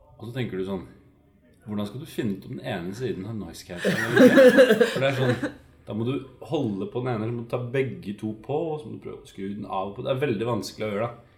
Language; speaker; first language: Norwegian; native; Norwegian